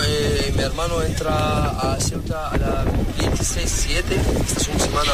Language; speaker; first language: Spanish; non-native, learner; Arabic